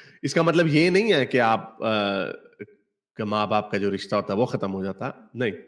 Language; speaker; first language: Hindi; native; Hindi